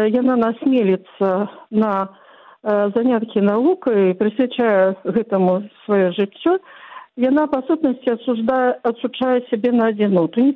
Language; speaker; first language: Belarusian; non-native, local second language; Russian